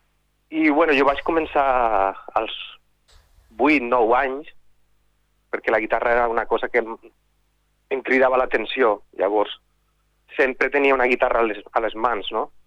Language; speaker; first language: Catalan; non-native, local second language; Spanish